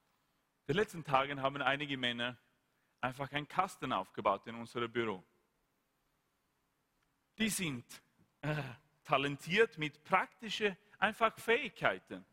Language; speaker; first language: German; non-native, fluent; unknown